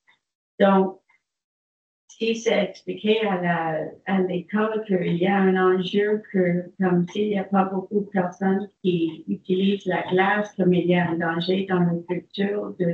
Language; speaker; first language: French; non-native, local second language; English